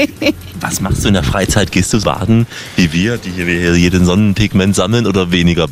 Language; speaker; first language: German; native; German